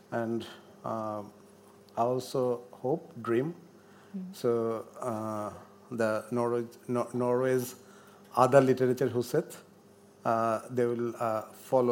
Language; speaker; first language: English; non-native, learner; Bangla